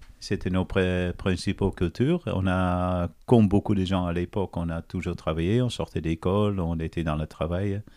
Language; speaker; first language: French; non-native, fluent; Dutch